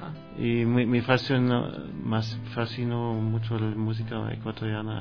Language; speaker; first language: Spanish; non-native, learner; German